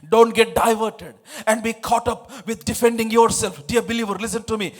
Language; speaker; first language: English; non-native, local second language; Telugu